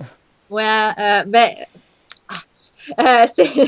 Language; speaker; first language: French; non-native, learner; Italian